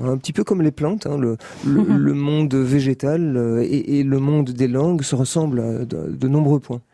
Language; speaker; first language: French; native; French